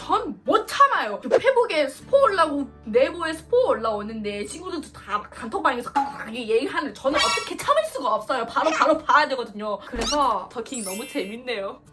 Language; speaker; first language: Korean; non-native, fluent; Thai